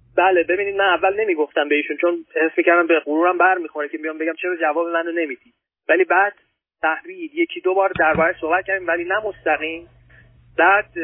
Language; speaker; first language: Persian; early bilingual, other home language; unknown